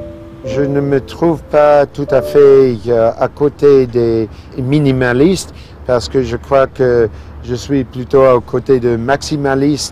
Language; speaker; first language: French; non-native, fluent; English